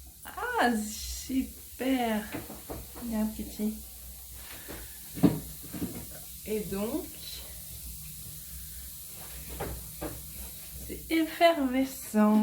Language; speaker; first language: French; native; French